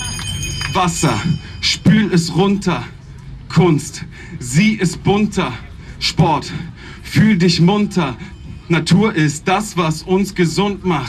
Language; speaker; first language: German; native; German